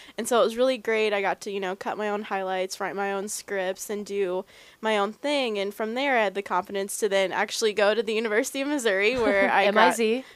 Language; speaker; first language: English; native; English